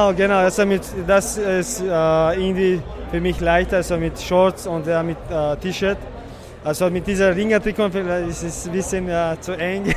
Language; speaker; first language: German; non-native, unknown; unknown